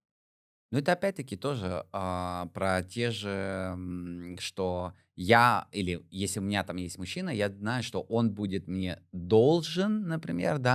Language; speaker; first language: Russian; native; Russian